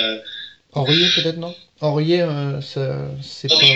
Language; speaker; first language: French; native; French